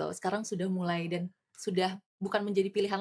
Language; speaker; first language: Indonesian; native; Indonesian